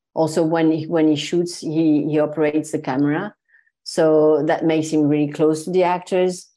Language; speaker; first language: English; non-native, fluent; French